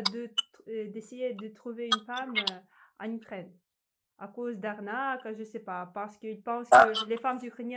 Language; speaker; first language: French; non-native, fluent; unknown